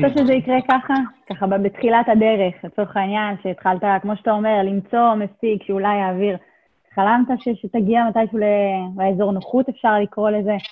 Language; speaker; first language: Hebrew; native; Hebrew